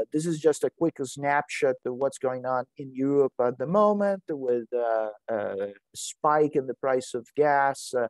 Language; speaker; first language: English; non-native, fluent; Italian